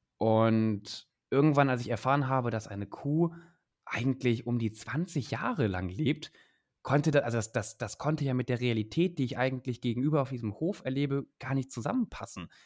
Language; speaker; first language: German; native; German